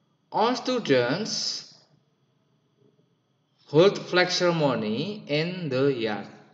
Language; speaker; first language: English; non-native, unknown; Indonesian